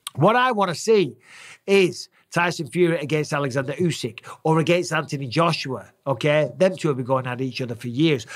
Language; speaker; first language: English; native; English